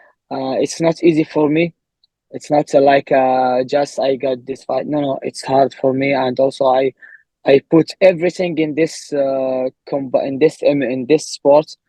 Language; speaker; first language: English; non-native, learner; Arabic